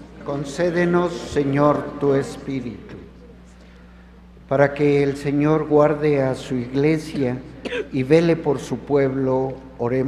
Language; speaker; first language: Spanish; native; Spanish